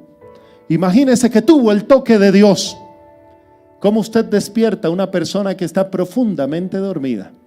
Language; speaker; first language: Spanish; native; Spanish